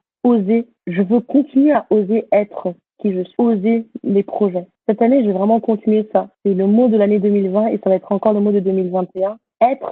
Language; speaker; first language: French; native; French